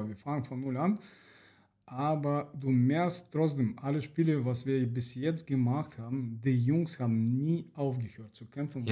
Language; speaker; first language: German; non-native, fluent; Russian